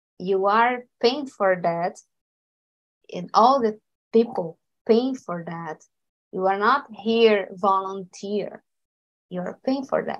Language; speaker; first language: English; non-native, learner; Portuguese